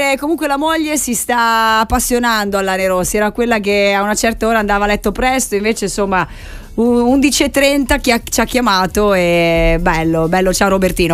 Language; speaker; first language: Italian; native; Italian